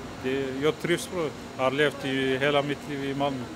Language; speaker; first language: Swedish; non-native, local second language; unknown